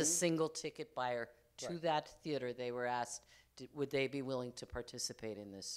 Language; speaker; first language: English; native; English